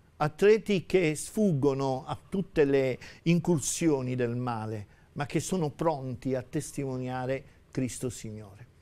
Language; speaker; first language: Italian; native; Italian